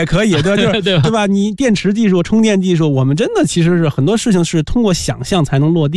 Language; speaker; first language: Chinese; native; Chinese